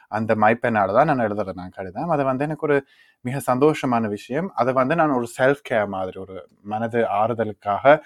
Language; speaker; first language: Tamil; early bilingual, heritage; Tamil